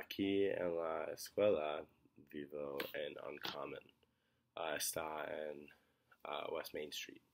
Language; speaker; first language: Spanish; non-native, learner; English